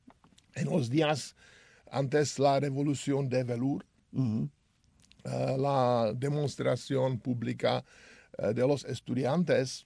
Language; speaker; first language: Spanish; non-native, learner; Czech